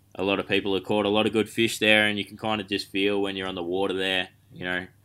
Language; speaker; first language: English; native; English